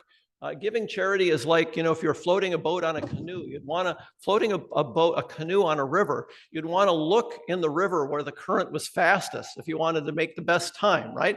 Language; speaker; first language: English; native; English